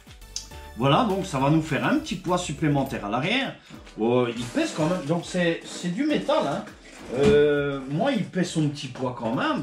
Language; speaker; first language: French; native; French